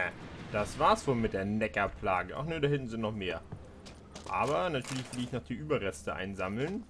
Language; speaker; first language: German; native; German